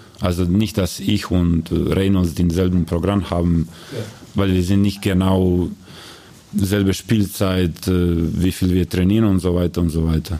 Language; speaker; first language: German; non-native, learner; Croatian